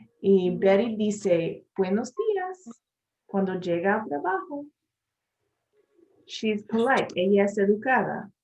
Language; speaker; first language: Spanish; non-native, learner; English